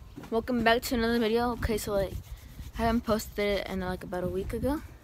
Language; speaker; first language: English; early bilingual, other home language; Spanish